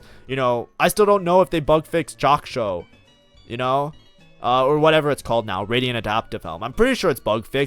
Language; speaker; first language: English; native; English